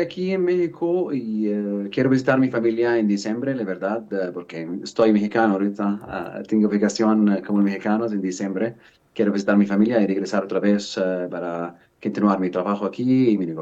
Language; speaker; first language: Spanish; non-native, learner; Arabic